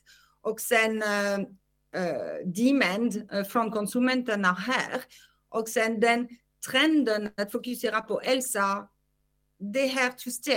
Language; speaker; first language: Swedish; non-native, fluent; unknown